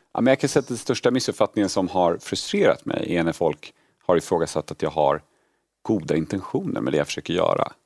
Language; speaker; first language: Swedish; early bilingual, other home language; Polish